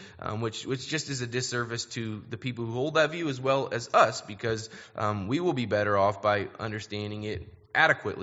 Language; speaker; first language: English; native; English